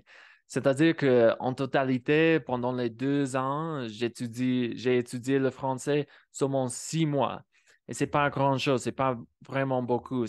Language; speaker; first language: French; non-native, fluent; English